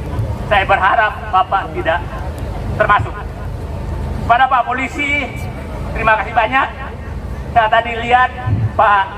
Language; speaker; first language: Indonesian; native; Indonesian